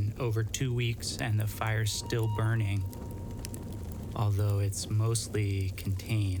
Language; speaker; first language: English; native; English